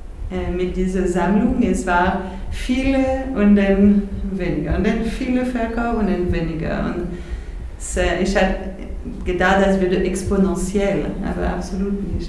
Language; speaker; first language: German; non-native, learner; French